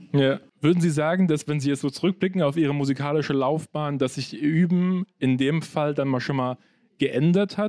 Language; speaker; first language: German; native; German